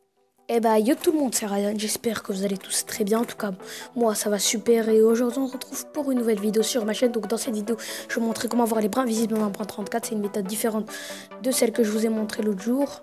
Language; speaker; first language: French; native; French